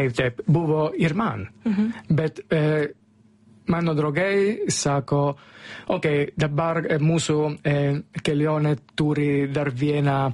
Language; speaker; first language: Lithuanian; non-native, fluent; Italian